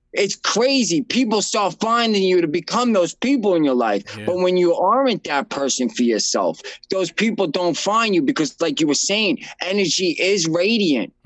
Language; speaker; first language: English; native; English